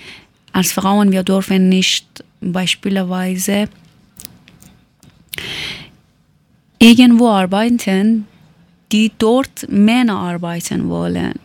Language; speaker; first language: German; non-native, learner; Persian